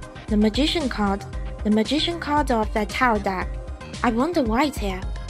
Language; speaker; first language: English; non-native, fluent; Japanese